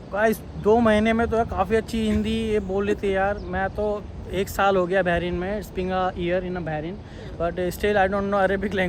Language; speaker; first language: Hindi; native; Hindi